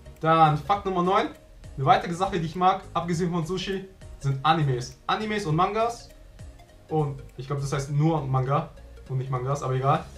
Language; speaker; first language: German; early bilingual, other home language; Vietnamese